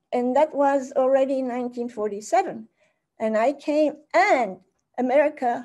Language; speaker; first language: English; early bilingual, other home language; German